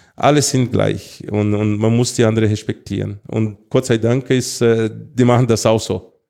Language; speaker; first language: German; non-native, fluent; Portuguese